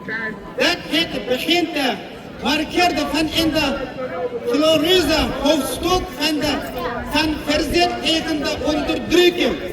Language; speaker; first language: Dutch; non-native, local second language; Uyghur